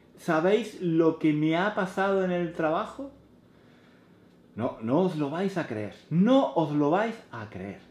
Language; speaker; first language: Spanish; native; Spanish